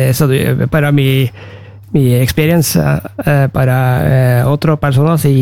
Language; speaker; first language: Spanish; non-native, learner; Norwegian